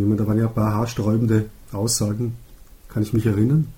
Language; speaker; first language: German; native; German